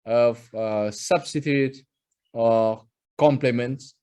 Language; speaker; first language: English; non-native, fluent; Vietnamese